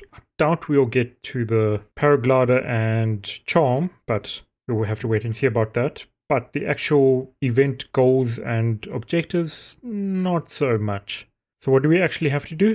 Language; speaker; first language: English; native; English